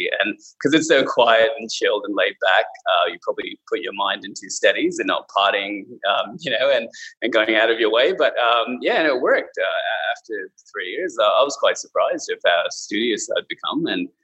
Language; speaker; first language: English; non-native, local second language; Cantonese